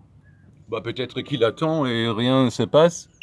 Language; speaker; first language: French; non-native, fluent; German